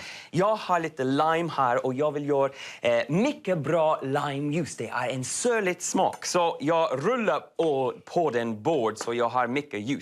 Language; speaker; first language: Swedish; non-native, learner; English